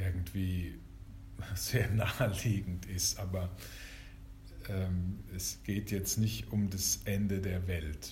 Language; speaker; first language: German; native; German